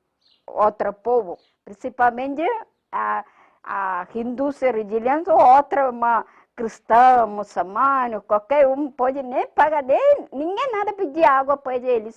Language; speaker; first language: Portuguese; non-native, learner; Malayalam